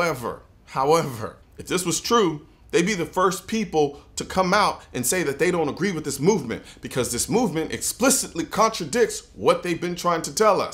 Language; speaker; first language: English; native; English